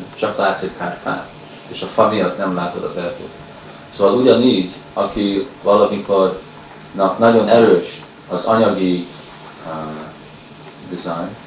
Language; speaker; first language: Hungarian; early bilingual, heritage; Hungarian